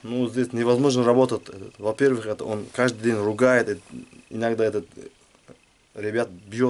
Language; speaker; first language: Russian; non-native, learner; Uzbek